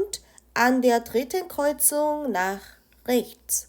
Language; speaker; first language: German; non-native, fluent; Korean